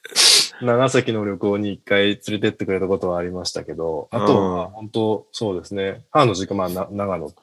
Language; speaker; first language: Japanese; native; Japanese